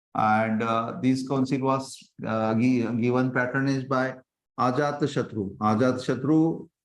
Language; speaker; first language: English; non-native, local second language; Marathi